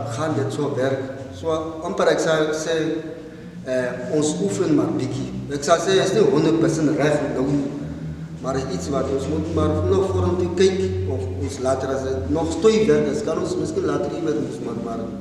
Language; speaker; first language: Afrikaans; non-native, local second language; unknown